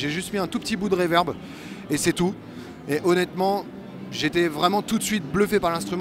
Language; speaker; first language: French; native; French